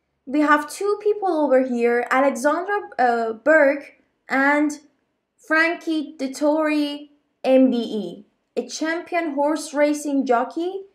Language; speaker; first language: English; non-native, fluent; Persian